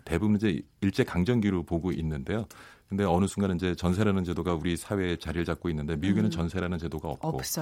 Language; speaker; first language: Korean; native; Korean